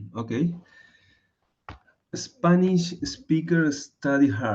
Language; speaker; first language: English; non-native, learner; Spanish